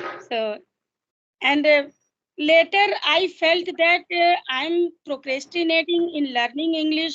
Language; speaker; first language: English; non-native, local second language; Hindi